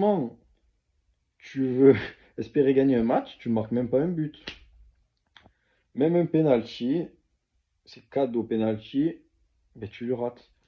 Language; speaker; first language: French; native; French